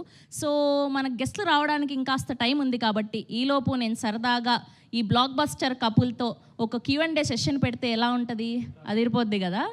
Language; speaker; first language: Telugu; native; Telugu